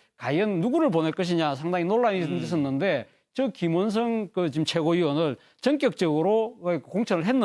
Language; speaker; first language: Korean; native; Korean